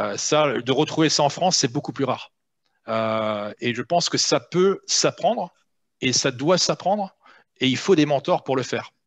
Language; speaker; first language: French; native; French